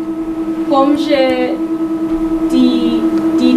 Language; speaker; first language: French; non-native, learner; English